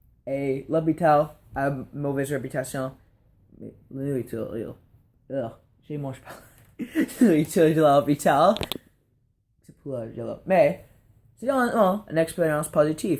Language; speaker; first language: French; non-native, learner; English